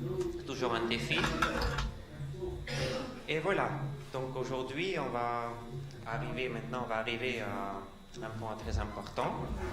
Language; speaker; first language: French; non-native, fluent; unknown